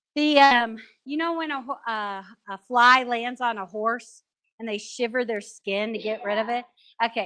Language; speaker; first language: English; native; English